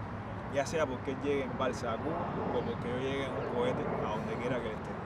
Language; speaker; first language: Spanish; native; Spanish